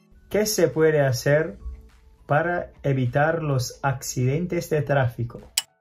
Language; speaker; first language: Spanish; non-native, fluent; English